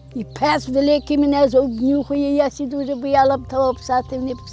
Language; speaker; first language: Ukrainian; native; Ukrainian